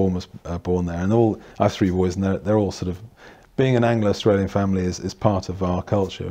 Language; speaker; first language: English; native; English